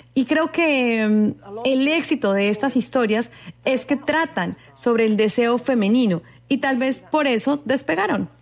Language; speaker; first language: Spanish; non-native, fluent; English